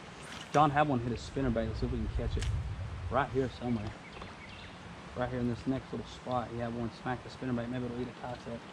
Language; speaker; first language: English; native; English